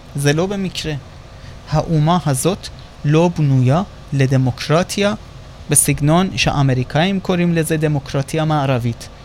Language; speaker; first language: Hebrew; non-native, fluent; Persian